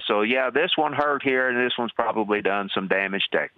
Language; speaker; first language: English; native; English